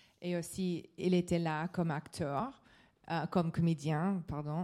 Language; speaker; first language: French; non-native, learner; English